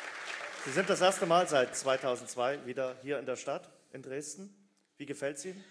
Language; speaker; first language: German; native; German